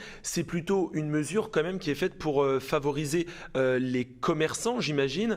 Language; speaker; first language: French; native; French